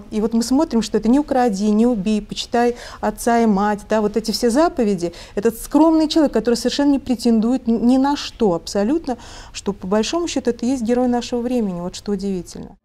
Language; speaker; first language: Russian; native; Russian